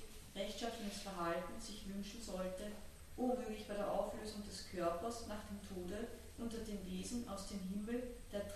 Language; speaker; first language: German; native; German